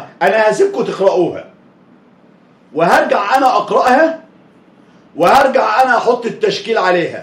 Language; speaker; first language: Arabic; native; Arabic